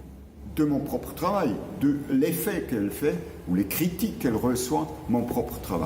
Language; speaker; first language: French; non-native, local second language; German